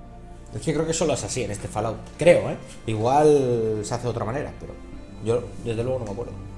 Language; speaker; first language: Spanish; native; Spanish